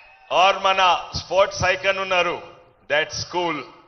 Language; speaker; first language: English; non-native, local second language; Telugu